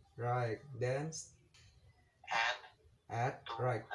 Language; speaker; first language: English; non-native, learner; Indonesian